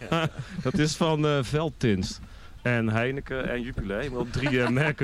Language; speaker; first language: Dutch; native; Dutch